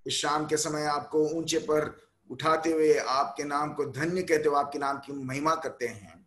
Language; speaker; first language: Hindi; non-native, local second language; Telugu